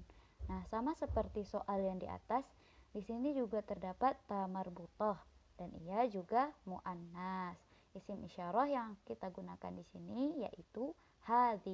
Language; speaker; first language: Indonesian; native; Indonesian